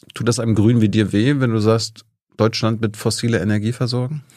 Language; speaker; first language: German; native; German